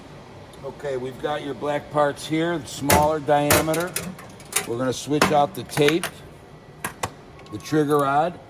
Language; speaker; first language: English; native; English